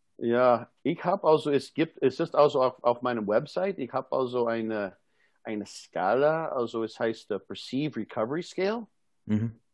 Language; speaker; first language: German; non-native, fluent; English